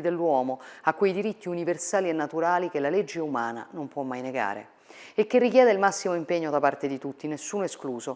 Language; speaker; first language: Italian; native; Italian